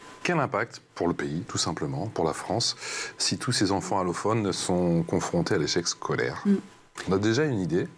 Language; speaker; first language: French; native; French